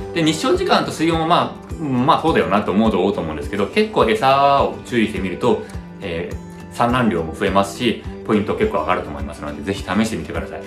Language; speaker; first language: Japanese; early bilingual, heritage; Japanese